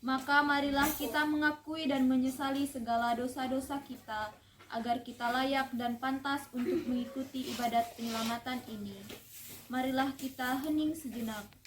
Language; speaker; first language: Indonesian; native; Indonesian